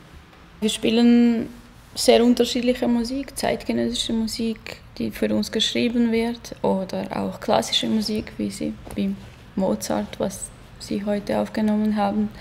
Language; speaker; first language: German; non-native, fluent; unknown